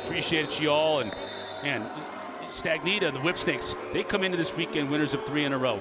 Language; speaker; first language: English; native; English